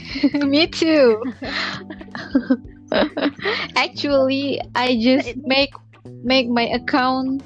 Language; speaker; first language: English; non-native, learner; Indonesian